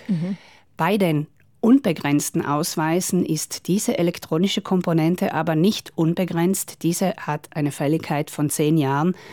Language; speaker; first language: German; native; German